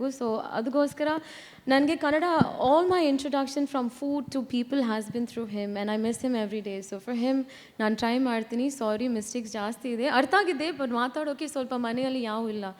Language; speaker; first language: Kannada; non-native, learner; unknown